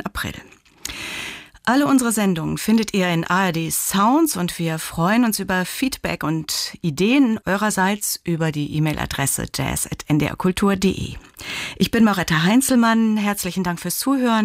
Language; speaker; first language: German; native; German